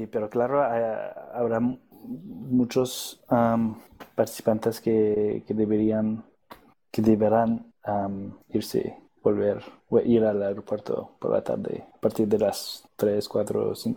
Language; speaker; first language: Spanish; non-native, fluent; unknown